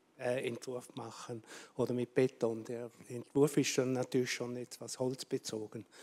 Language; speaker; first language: English; non-native, learner; German